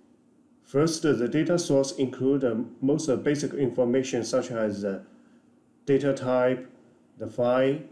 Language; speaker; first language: English; non-native, fluent; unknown